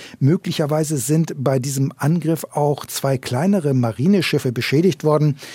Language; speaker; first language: German; native; German